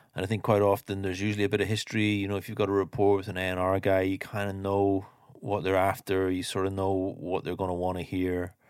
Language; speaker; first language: English; native; English